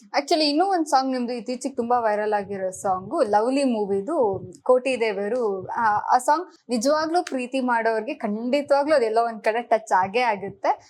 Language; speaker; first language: Kannada; native; Kannada